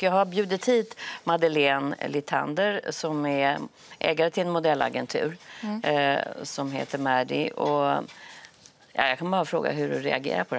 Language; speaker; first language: Swedish; native; Swedish